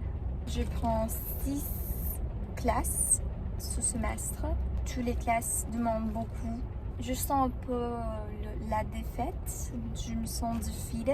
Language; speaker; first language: French; non-native, learner; English